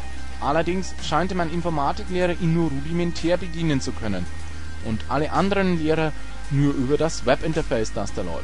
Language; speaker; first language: German; native; German